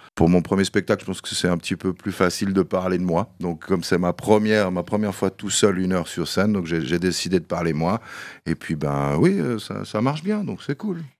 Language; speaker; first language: French; early bilingual, other home language; Kabyle